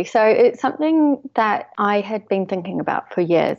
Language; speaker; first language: English; native; English